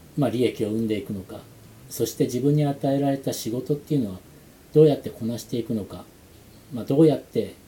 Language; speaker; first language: Japanese; native; Japanese